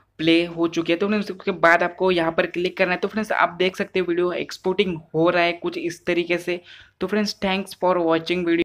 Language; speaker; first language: Hindi; non-native, local second language; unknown